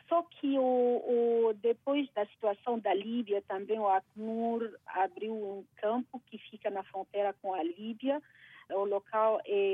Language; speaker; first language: Portuguese; non-native, fluent; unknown